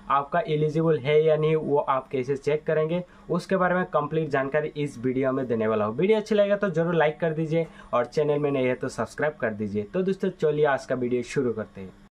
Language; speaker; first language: Hindi; native; Hindi